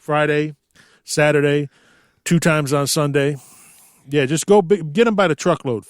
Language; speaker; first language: English; native; English